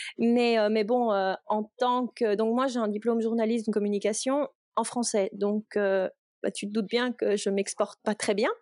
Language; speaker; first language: French; native; French